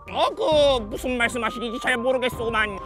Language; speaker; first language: Korean; native; Korean